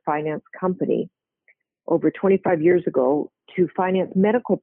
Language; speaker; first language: English; native; English